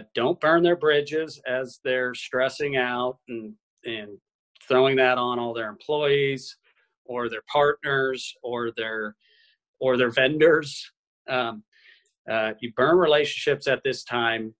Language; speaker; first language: English; native; English